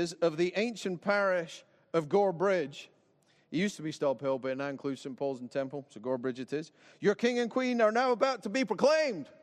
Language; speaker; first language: English; native; English